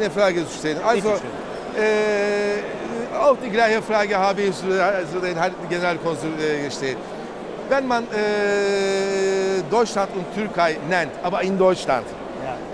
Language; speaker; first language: German; non-native, learner; Turkish